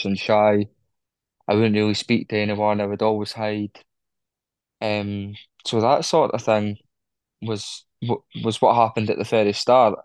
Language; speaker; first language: English; native; English